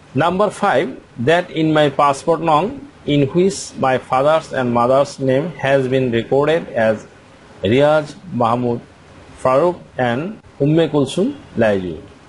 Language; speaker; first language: English; non-native, local second language; Bangla